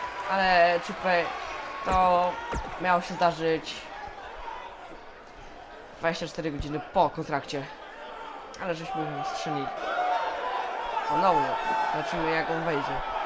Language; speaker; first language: Polish; native; Polish